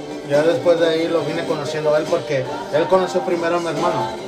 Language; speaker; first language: Spanish; early bilingual, heritage; Spanish